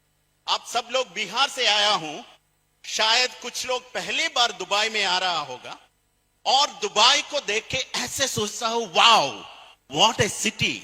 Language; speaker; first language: Hindi; non-native, fluent; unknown